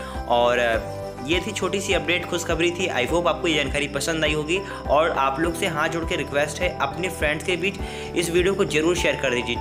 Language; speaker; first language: Hindi; native; Hindi